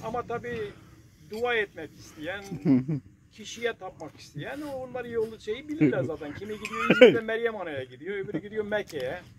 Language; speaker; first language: Turkish; non-native, local second language; Kurdish